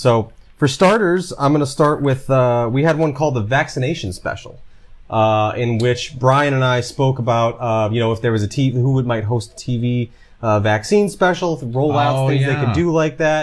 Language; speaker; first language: English; native; English